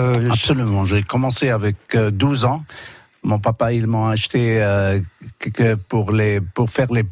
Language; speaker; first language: French; non-native, fluent; German